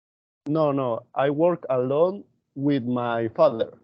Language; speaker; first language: English; non-native, learner; Spanish